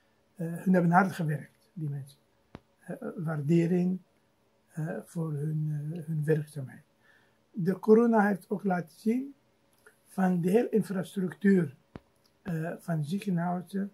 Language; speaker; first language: Dutch; non-native, fluent; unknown